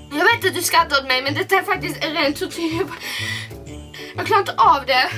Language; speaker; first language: Swedish; native; Swedish